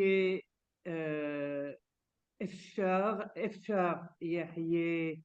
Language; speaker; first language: Hebrew; non-native, learner; French